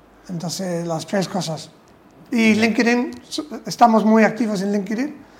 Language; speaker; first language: Spanish; non-native, fluent; English